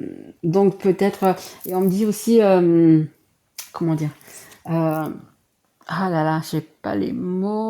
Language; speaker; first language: French; native; French